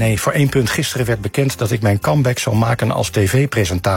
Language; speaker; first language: Dutch; native; Dutch